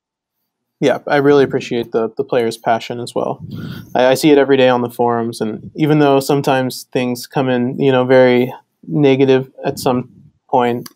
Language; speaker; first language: English; native; English